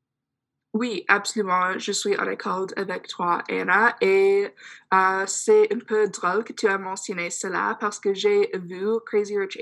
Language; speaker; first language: French; non-native, fluent; English